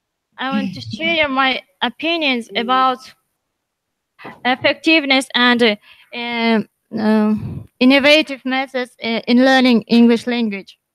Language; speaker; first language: English; non-native, learner; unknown